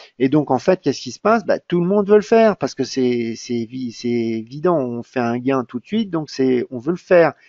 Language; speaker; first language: French; native; French